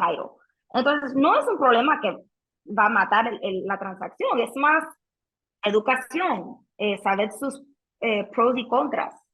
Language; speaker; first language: Spanish; early bilingual, heritage; Spanish